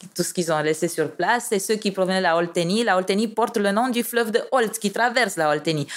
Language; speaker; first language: French; non-native, fluent; Romanian